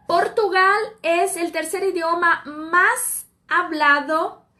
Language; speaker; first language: Spanish; non-native, fluent; Portuguese